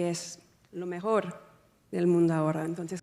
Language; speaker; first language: Spanish; non-native, fluent; English